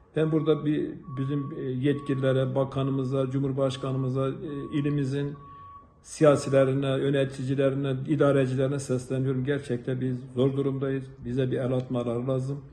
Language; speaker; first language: Turkish; native; Turkish